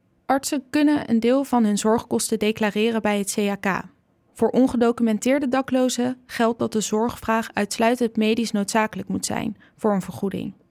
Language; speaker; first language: Dutch; native; Dutch